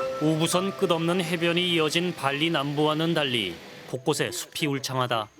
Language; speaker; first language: Korean; native; Korean